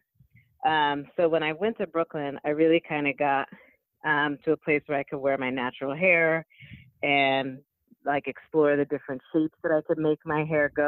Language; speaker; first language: English; native; English